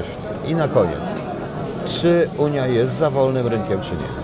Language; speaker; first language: Polish; native; Polish